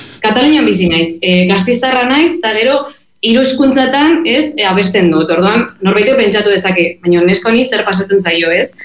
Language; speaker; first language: Basque; non-native, local second language; Spanish